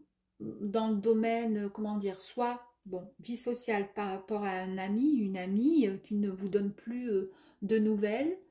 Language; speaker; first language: French; native; French